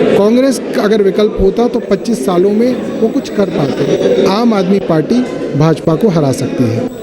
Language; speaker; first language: Hindi; native; Hindi